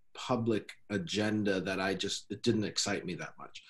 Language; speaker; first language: English; native; English